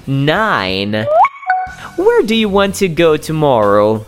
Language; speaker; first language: English; non-native, fluent; Portuguese